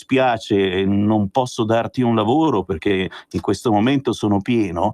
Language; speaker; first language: Italian; native; Italian